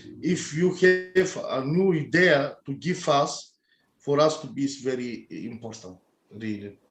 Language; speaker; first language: English; non-native, learner; Bulgarian